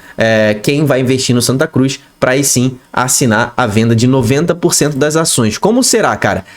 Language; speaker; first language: Portuguese; native; Portuguese